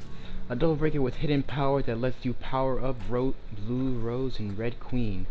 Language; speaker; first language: English; native; English